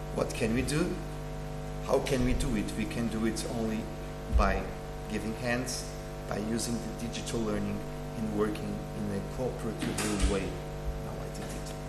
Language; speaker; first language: English; non-native, fluent; Portuguese